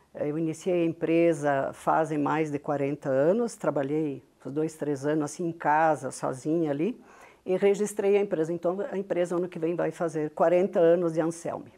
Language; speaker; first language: Portuguese; non-native, local second language; Venetian